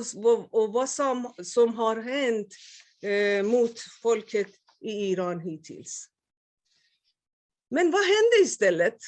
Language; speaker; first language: Swedish; non-native, fluent; Persian